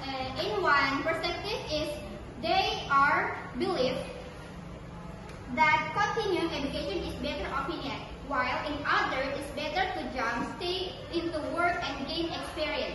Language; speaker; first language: English; non-native, learner; Indonesian